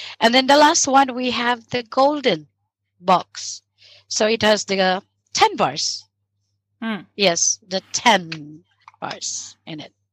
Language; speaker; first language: English; non-native, local second language; Filipino